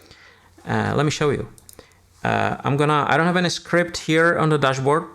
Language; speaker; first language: English; non-native, fluent; Czech